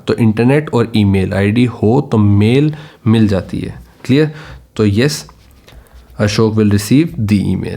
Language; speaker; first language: Hindi; native; Hindi